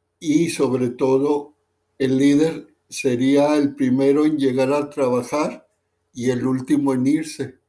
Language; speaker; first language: Spanish; native; Spanish